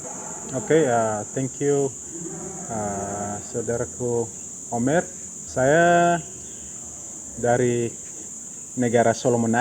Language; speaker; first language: Indonesian; non-native, fluent; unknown